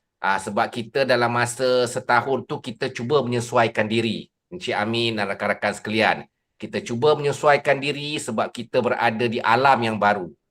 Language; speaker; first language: Malay; native; Malay